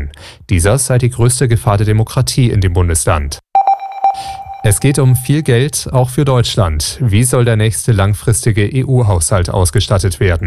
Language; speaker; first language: German; native; German